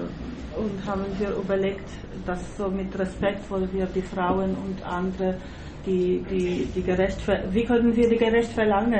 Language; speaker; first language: German; non-native, fluent; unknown